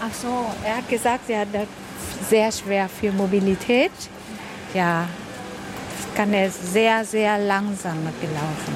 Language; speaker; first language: German; non-native, learner; Vietnamese